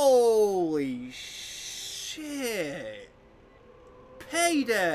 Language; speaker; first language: English; native; English